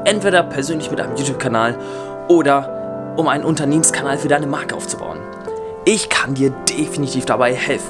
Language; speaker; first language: German; native; German